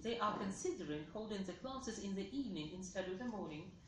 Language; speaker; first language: English; non-native, fluent; Ukrainian